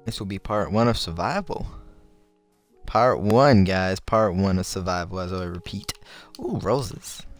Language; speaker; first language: English; native; English